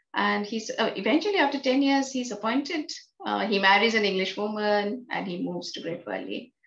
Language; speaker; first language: English; non-native, local second language; Bangla